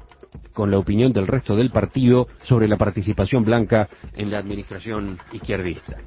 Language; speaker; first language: Spanish; native; Spanish